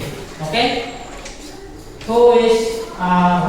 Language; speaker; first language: English; non-native, learner; Indonesian